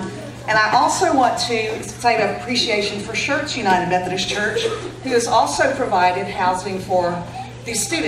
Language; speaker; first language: English; native; English